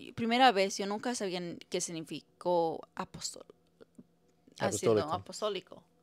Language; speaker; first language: Spanish; early bilingual, heritage; Spanish